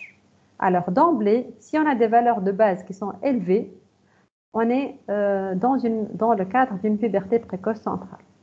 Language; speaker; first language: French; non-native, local second language; Arabic